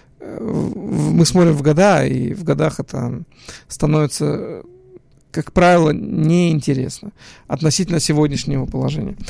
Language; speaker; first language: Russian; early bilingual, other home language; Hebrew